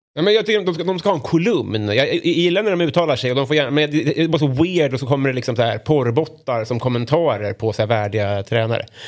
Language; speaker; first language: Swedish; native; Swedish